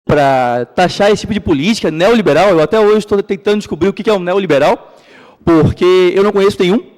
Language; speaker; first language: Portuguese; native; Portuguese